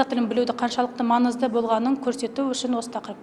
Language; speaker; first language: Kazakh; non-native, local second language; Turkish